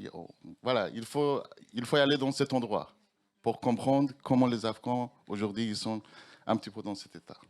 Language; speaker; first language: French; non-native, learner; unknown